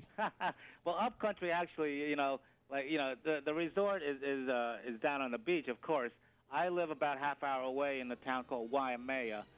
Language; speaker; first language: English; native; English